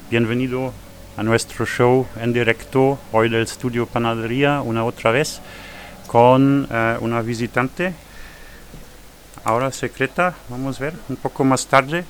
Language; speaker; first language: Spanish; non-native, fluent; German